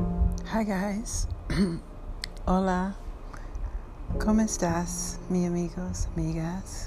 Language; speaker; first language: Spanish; non-native, learner; English